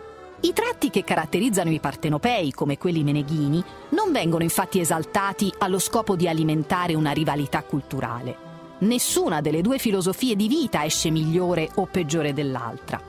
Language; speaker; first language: Italian; native; Italian